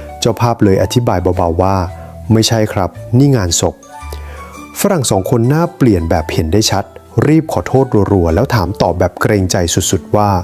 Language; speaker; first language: Thai; native; Thai